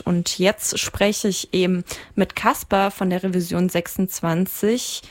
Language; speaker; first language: German; native; German